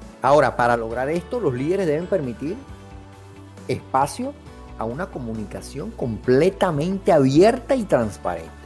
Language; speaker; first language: Spanish; native; Spanish